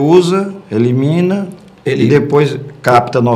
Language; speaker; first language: Portuguese; native; Portuguese